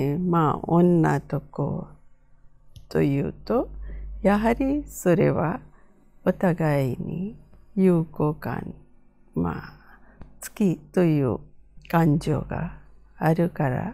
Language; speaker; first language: Japanese; non-native, fluent; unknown